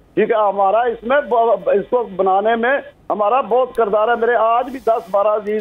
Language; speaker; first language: Urdu; non-native, local second language; Punjabi